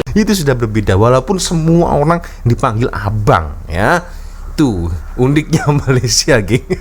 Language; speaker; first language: Malay; native; Malay